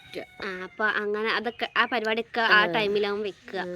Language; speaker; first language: Malayalam; early bilingual, other home language; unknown